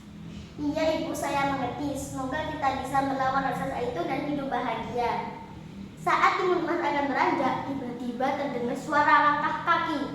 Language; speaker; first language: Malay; non-native, local second language; Javanese